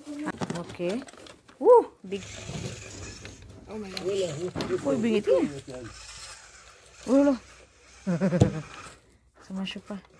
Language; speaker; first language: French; non-native, learner; Cebuano